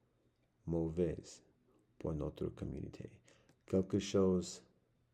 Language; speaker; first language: French; non-native, learner; English